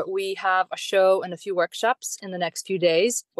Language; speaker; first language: English; non-native, fluent; Romanian